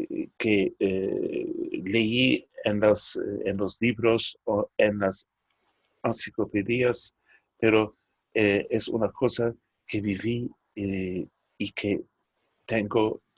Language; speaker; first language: Spanish; early bilingual, heritage; Turkish